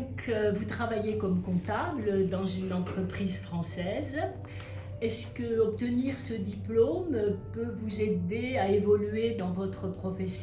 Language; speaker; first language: French; native; French